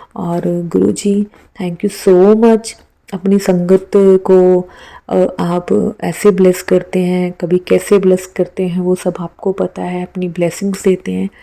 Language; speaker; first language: Hindi; native; Hindi